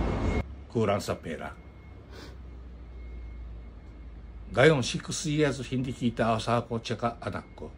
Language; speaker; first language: Filipino; non-native, learner; Japanese